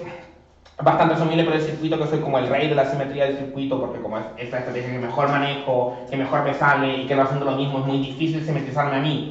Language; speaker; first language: Spanish; native; Spanish